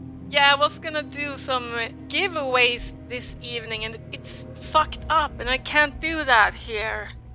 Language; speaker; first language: English; non-native, fluent; Swedish